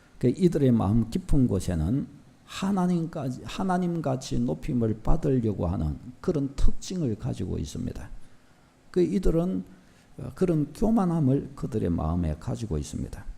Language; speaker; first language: Korean; native; Korean